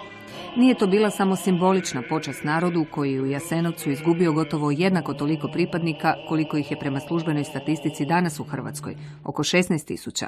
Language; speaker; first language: Croatian; native; Croatian